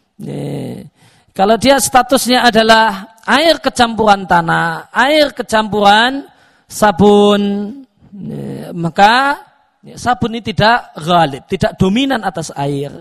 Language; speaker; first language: Indonesian; native; Indonesian